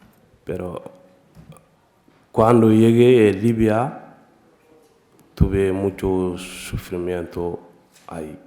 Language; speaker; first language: Spanish; non-native, learner; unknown